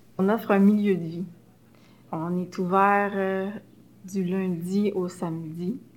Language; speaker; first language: French; native; French